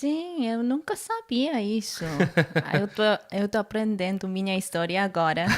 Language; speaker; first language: Portuguese; non-native, learner; Korean